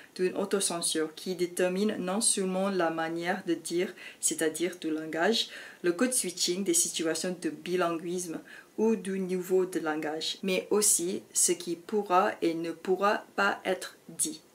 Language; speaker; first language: French; non-native, fluent; English